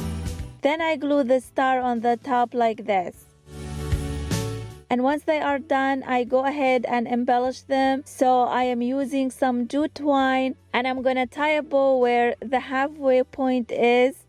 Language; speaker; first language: English; non-native, fluent; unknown